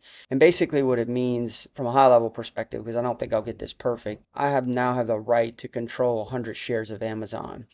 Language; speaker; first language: English; native; English